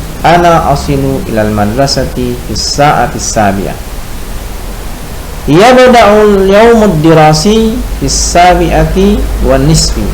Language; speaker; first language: Arabic; non-native, fluent; Indonesian